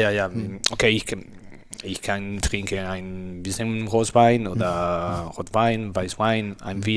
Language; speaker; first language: German; non-native, learner; Spanish